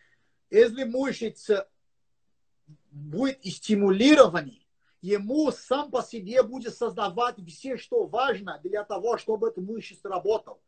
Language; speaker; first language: Russian; non-native, learner; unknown